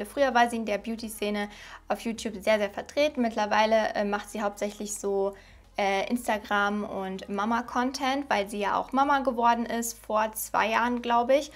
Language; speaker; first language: German; native; German